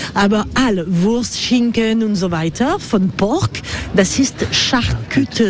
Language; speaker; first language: German; non-native, learner; French